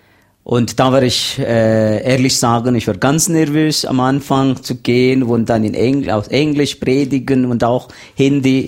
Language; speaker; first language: German; non-native, learner; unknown